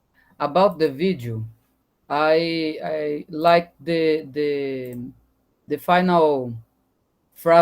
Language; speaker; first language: English; non-native, learner; Portuguese